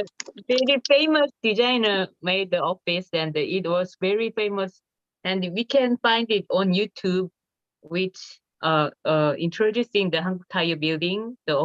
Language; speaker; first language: English; non-native, learner; Korean